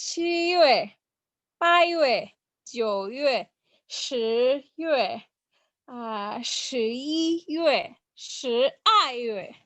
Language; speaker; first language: Chinese; non-native, learner; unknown